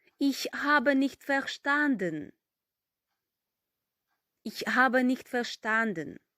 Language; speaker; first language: German; non-native, fluent; Ukrainian